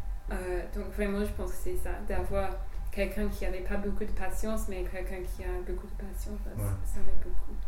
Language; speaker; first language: French; non-native, fluent; English